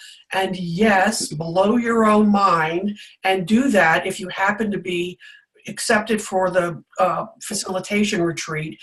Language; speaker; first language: English; native; English